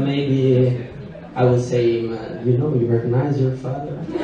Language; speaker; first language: English; non-native, learner; Italian